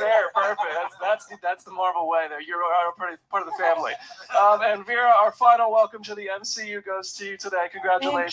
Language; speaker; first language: English; native; English